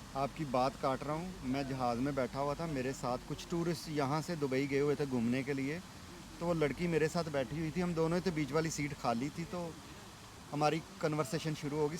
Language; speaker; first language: Hindi; non-native, local second language; Punjabi